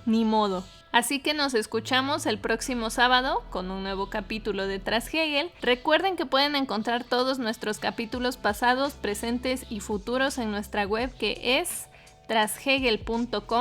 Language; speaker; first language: Spanish; native; Spanish